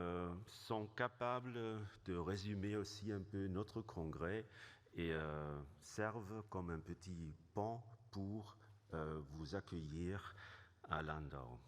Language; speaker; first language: French; non-native, fluent; German